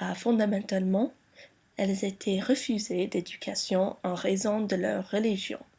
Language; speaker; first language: French; non-native, learner; English